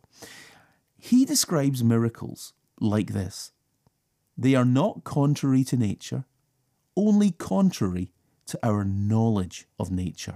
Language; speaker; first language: English; native; English